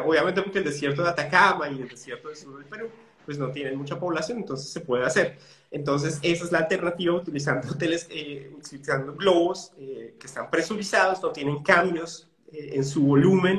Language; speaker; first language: Spanish; native; Spanish